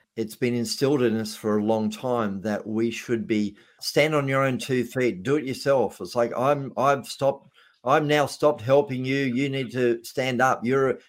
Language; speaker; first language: English; native; English